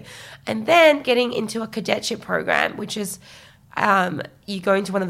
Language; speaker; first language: English; early bilingual, other home language; Chinese